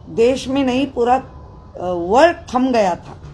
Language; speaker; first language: Hindi; non-native, local second language; Marathi